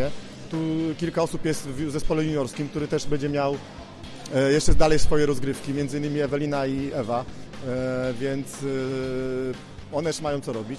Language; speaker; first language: Polish; native; Polish